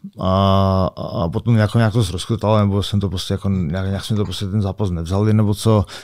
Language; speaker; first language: Czech; native; Czech